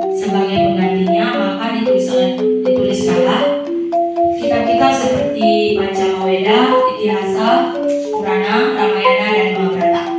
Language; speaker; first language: Indonesian; native; Indonesian